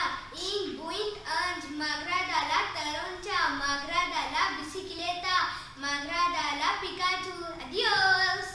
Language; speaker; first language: Catalan; non-native, learner; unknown